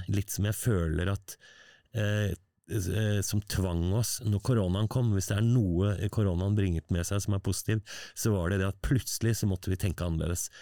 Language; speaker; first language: Norwegian; native; Norwegian